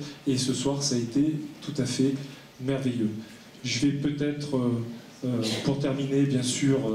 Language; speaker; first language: French; native; French